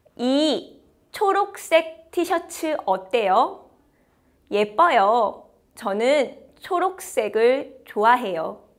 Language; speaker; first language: Korean; native; Korean